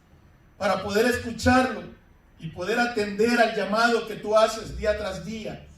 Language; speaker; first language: Spanish; native; Spanish